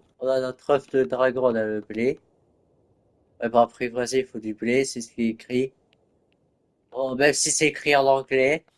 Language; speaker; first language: French; native; French